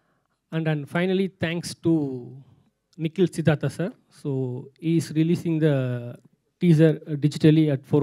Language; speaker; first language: Telugu; non-native, fluent; Tamil